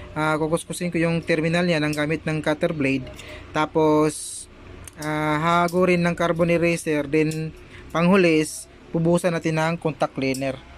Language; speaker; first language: Filipino; non-native, local second language; Cebuano